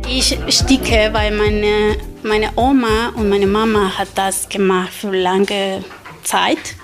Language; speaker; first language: German; non-native, learner; Spanish